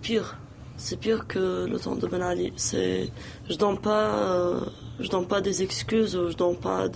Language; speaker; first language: French; non-native, local second language; Arabic